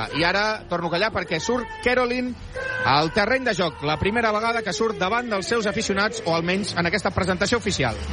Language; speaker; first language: Catalan; native; Catalan